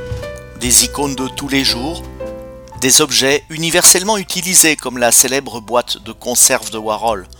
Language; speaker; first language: French; native; French